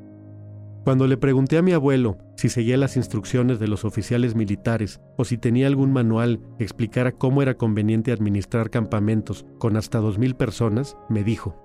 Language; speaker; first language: Spanish; native; Spanish